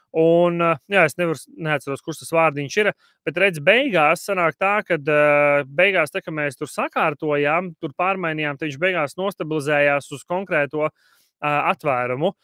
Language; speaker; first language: Latvian; native; Latvian